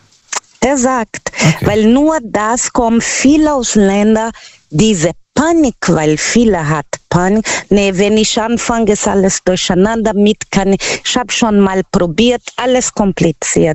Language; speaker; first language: German; non-native, learner; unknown